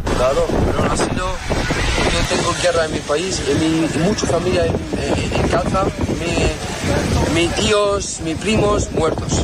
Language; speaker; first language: Spanish; non-native, learner; Arabic